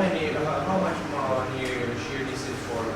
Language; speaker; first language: English; non-native, learner; Romanian